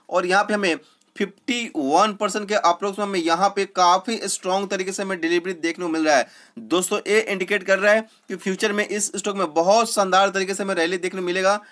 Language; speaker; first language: Hindi; native; Hindi